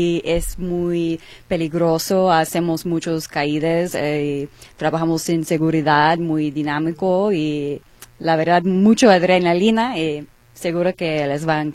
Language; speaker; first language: Spanish; non-native, learner; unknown